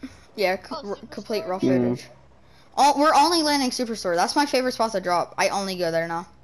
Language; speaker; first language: English; native; English